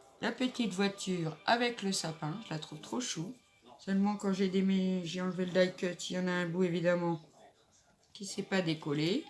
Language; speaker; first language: French; native; French